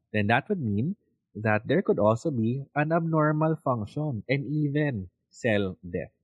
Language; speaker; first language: English; non-native, local second language; Filipino